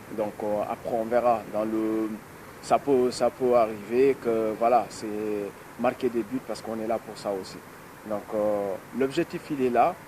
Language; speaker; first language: French; non-native, local second language; Wolof